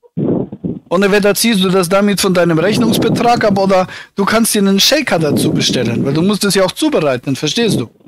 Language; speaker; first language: German; native; German